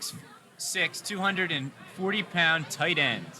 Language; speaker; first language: English; native; English